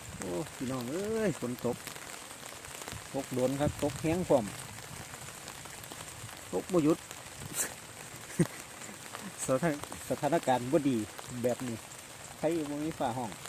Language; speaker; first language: Thai; non-native, local second language; Lao